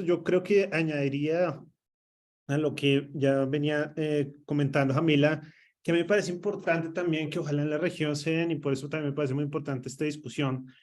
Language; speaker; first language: Spanish; native; Spanish